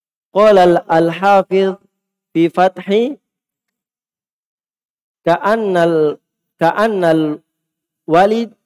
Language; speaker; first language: Arabic; non-native, fluent; Indonesian